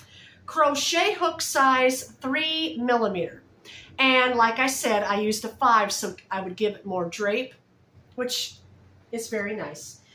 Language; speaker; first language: English; native; English